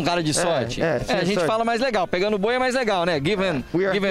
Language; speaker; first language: Portuguese; native; Portuguese